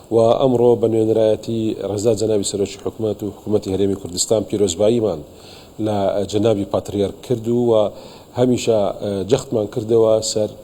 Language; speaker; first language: Central Kurdish; non-native, local second language; Assyrian Neo-Aramaic